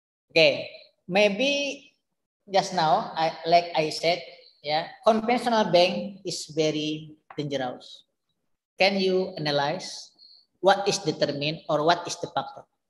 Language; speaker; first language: English; non-native, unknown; Indonesian